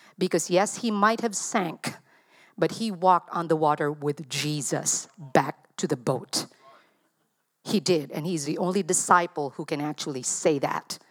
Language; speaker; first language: English; non-native, local second language; Filipino